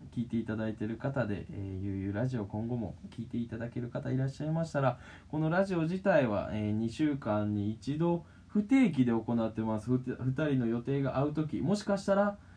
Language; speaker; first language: Japanese; native; Japanese